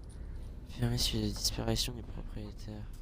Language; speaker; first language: French; native; French